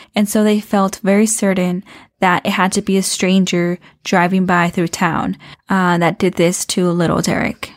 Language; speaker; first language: English; early bilingual, other home language; Spanish